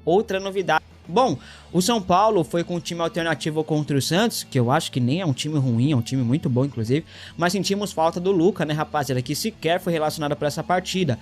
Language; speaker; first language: Portuguese; native; Portuguese